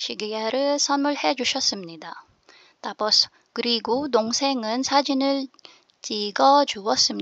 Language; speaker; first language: Korean; non-native, fluent; Filipino